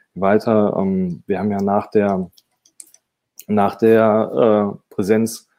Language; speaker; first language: German; native; German